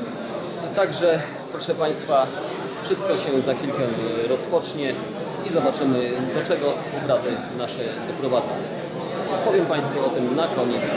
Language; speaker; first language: Polish; native; Polish